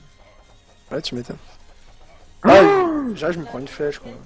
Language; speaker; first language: French; native; French